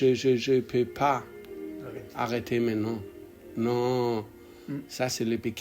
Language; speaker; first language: French; non-native, learner; English